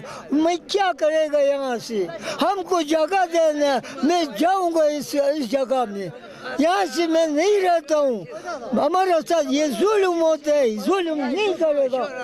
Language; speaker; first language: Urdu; non-native, local second language; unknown